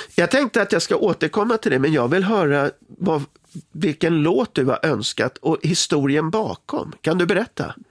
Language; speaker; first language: Swedish; native; Swedish